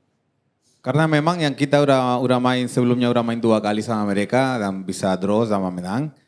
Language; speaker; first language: Indonesian; non-native, fluent; Dutch